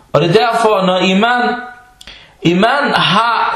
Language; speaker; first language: Danish; early bilingual, other home language; Arabic